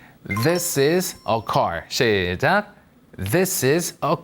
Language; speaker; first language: English; non-native, fluent; Korean